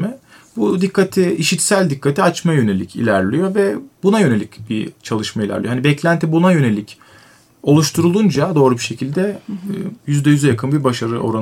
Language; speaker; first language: Turkish; native; Turkish